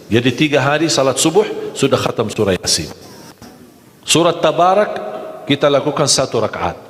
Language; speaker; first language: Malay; non-native, fluent; Arabic